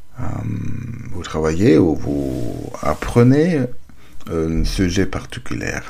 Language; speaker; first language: French; non-native, learner; German